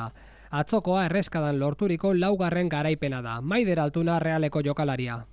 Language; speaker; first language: Basque; native; Basque